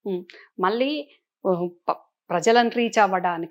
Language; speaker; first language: Telugu; native; Telugu